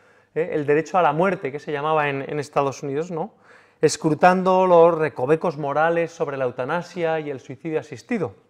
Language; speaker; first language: Spanish; native; Spanish